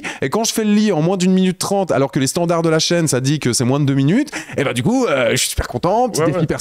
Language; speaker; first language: French; native; French